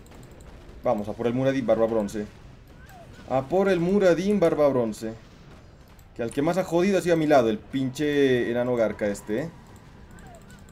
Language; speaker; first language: Spanish; native; Spanish